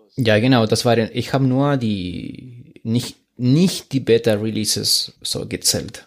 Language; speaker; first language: German; non-native, fluent; Spanish